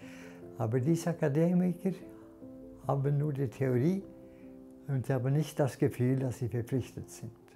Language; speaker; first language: German; non-native, fluent; Norwegian